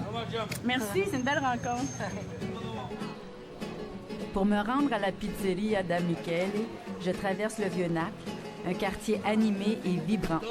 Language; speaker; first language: French; native; French